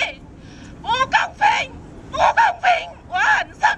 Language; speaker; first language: Chinese; non-native, learner; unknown